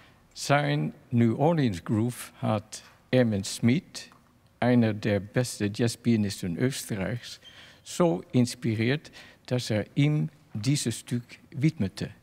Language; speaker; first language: German; non-native, fluent; Dutch